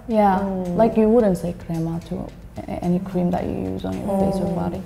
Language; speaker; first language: English; non-native, fluent; Turkish